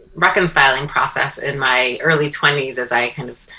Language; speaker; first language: English; native; English